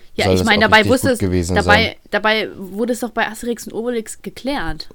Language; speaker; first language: German; early bilingual, other home language; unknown